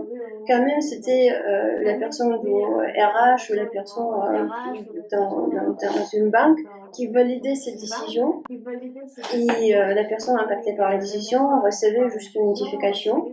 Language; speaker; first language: French; non-native, fluent; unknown